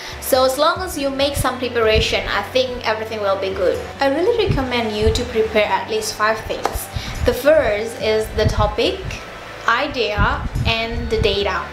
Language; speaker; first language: English; non-native, fluent; Indonesian